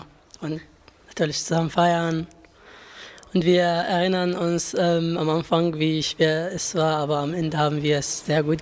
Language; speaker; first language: German; non-native, learner; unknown